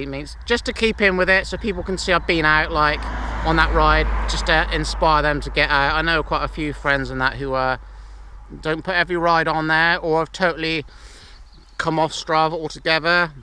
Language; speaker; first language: English; native; English